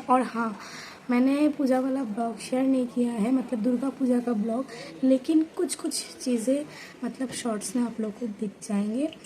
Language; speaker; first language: Hindi; non-native, local second language; Bangla